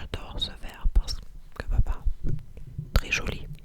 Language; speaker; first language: French; non-native, learner; English